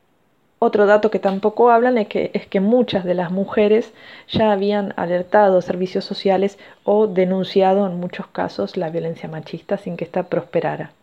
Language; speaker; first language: Spanish; native; Spanish